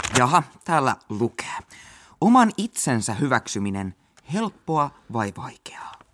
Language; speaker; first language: Finnish; native; Finnish